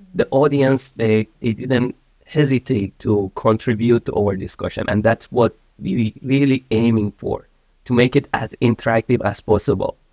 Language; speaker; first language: English; non-native, fluent; Persian